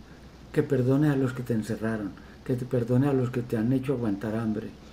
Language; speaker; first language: Spanish; native; Spanish